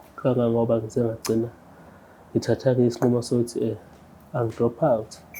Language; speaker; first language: Zulu; native; Zulu